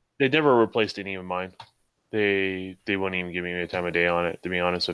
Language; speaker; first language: English; native; English